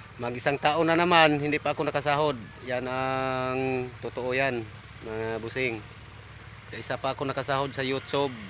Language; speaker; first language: Filipino; non-native, local second language; Cebuano